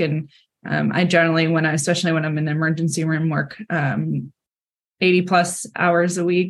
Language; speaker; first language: English; native; English